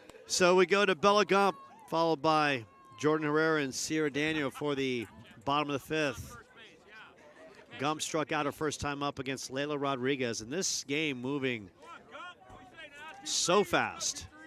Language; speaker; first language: English; native; English